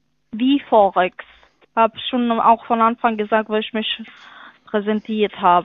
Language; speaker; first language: German; non-native, fluent; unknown